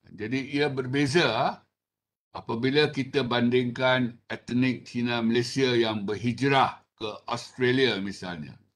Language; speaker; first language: Malay; non-native, local second language; Chinese